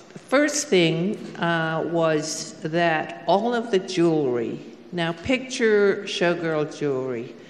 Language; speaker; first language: English; native; English